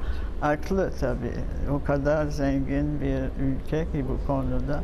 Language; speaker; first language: Turkish; non-native, fluent; French